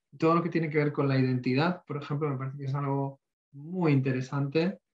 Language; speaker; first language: Spanish; native; Spanish